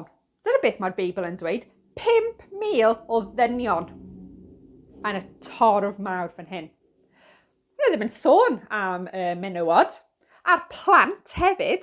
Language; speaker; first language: Welsh; non-native, fluent; English